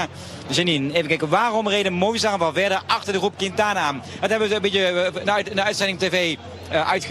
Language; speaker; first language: Dutch; native; Dutch